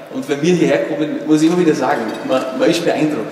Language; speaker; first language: German; native; German